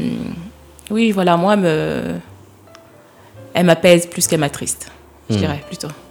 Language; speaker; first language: French; early bilingual, other home language; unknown